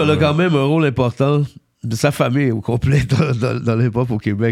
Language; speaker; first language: French; early bilingual, heritage; French